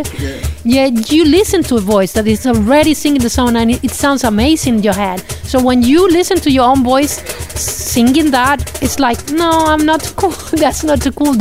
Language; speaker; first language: English; non-native, fluent; Spanish